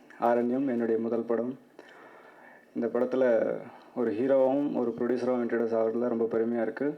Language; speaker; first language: Tamil; native; Tamil